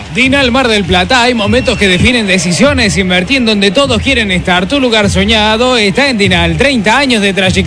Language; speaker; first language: Spanish; native; Spanish